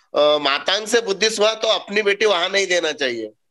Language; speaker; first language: Hindi; non-native, local second language; Marathi